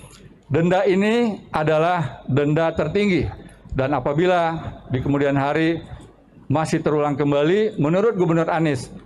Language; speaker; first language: Indonesian; native; Indonesian